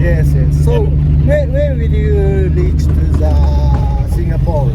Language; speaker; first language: English; non-native, learner; Japanese